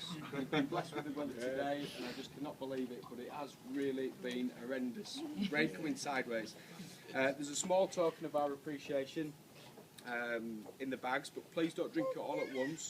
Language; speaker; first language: English; native; English